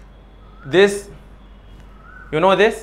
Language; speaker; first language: English; non-native, learner; Arabic